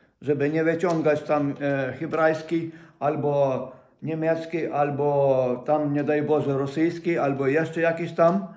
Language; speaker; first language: Polish; non-native, fluent; Ukrainian